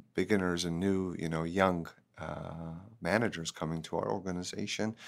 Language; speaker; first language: English; non-native, fluent; Turkish